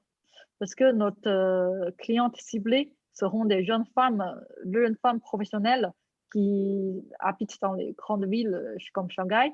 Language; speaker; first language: French; non-native, fluent; Chinese